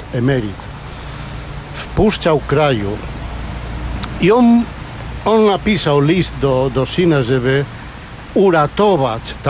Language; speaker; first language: Polish; non-native, learner; Spanish